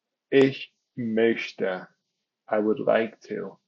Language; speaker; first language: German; non-native, fluent; English